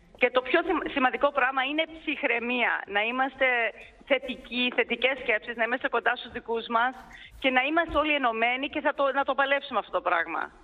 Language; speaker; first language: Greek; early bilingual, heritage; Greek